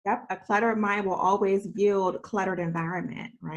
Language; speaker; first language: English; native; English